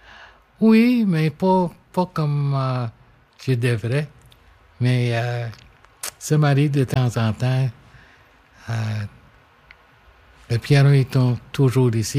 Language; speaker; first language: French; non-native, local second language; English